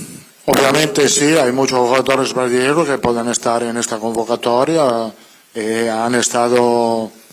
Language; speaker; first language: Spanish; non-native, fluent; Italian